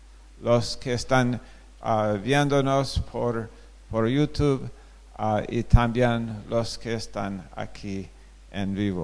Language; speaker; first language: Spanish; non-native, fluent; English